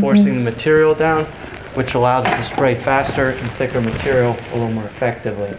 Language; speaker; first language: English; native; English